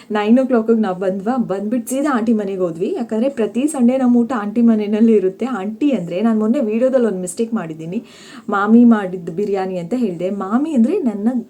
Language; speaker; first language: Kannada; non-native, local second language; Tulu